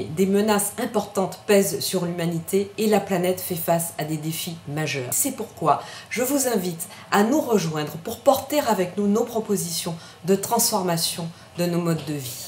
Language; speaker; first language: French; native; French